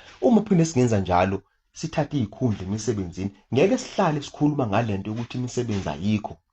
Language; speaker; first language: Zulu; native; Zulu